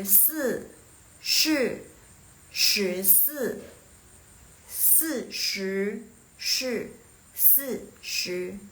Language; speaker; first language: Chinese; non-native, fluent; Indonesian